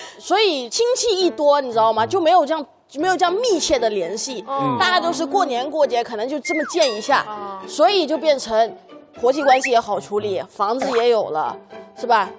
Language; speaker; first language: Chinese; native; Chinese